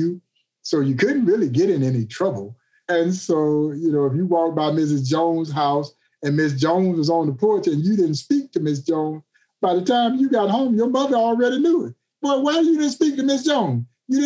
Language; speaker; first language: English; native; English